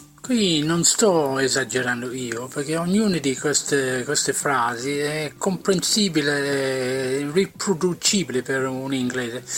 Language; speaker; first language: Italian; non-native, fluent; English